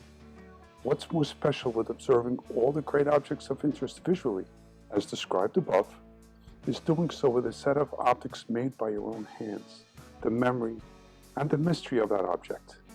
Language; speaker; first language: English; native; English